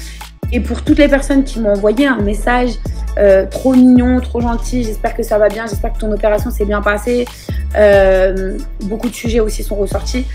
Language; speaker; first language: French; native; French